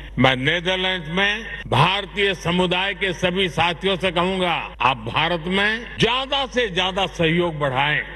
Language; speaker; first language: Hindi; non-native, local second language; Gujarati